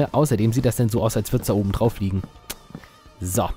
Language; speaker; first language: German; native; German